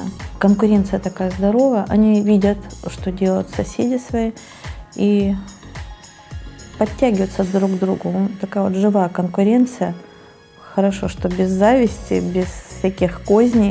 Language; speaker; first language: Russian; native; Russian